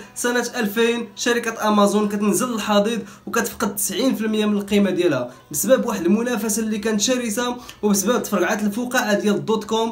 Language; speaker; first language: Arabic; native; Arabic